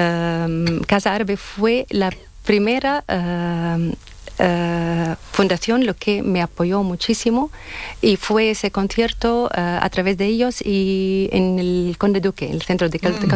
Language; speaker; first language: Spanish; non-native, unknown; Arabic